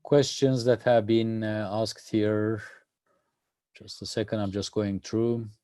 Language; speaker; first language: English; non-native, fluent; Turkish